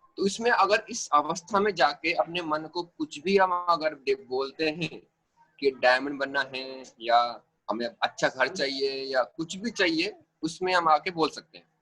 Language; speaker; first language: Hindi; native; Hindi